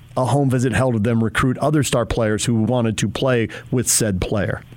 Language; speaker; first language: English; native; English